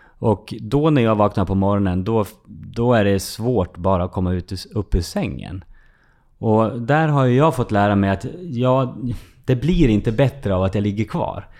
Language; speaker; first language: Swedish; native; Swedish